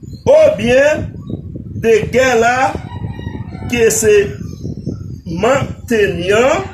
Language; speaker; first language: Spanish; non-native, learner; Haitian Creole